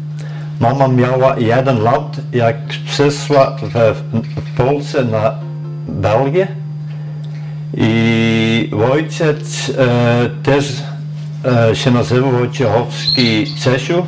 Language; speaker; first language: Polish; early bilingual, heritage; Polish